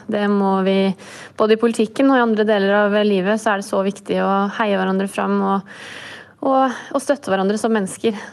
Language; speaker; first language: Norwegian; native; Norwegian